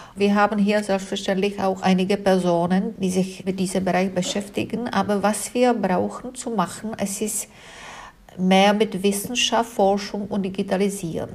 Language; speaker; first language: German; non-native, fluent; Czech